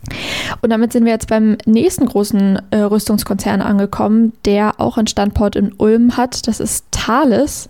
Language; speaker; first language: German; native; German